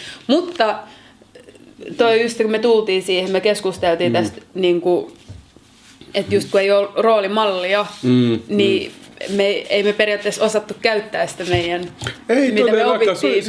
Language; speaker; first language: Finnish; early bilingual, other home language; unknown